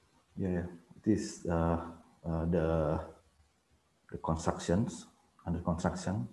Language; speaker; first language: English; non-native, fluent; Indonesian